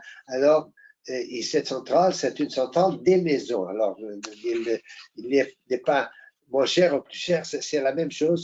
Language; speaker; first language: French; non-native, fluent; Portuguese